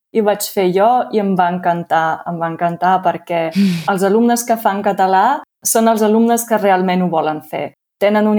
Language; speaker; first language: Catalan; non-native, fluent; German